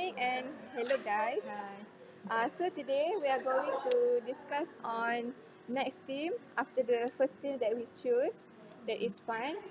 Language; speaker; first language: English; non-native, local second language; Malay